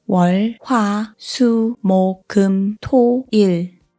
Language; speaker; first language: Korean; native; Korean